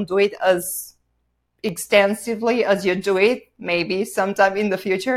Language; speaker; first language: English; non-native, fluent; Romanian